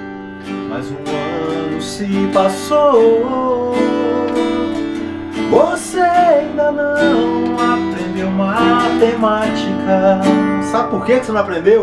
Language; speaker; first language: Portuguese; native; Portuguese